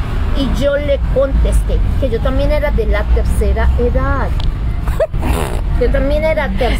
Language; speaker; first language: Spanish; native; Spanish